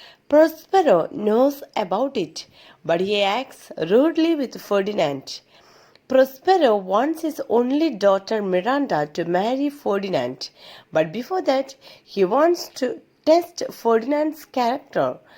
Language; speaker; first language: English; non-native, local second language; Malayalam